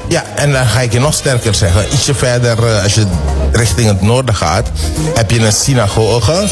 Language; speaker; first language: Dutch; native; Dutch